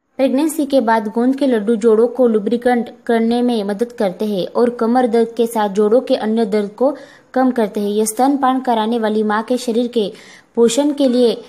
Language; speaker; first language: Hindi; non-native, local second language; Marathi